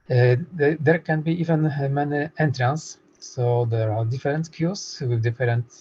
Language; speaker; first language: English; non-native, fluent; Polish